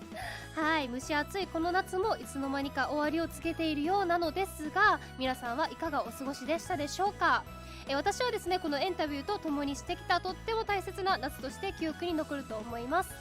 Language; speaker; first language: Japanese; native; Japanese